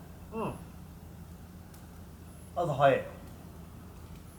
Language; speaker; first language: Japanese; native; Japanese